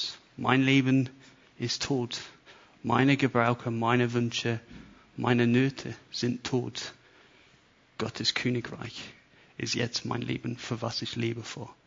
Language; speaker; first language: German; non-native, fluent; English